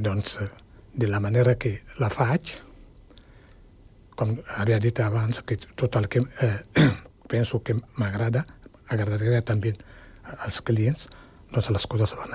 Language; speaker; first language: Catalan; non-native, fluent; Wolof